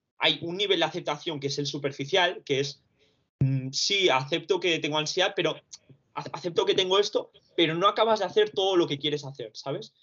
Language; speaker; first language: Spanish; early bilingual, other home language; Romanian